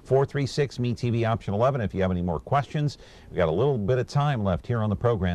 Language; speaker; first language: English; native; English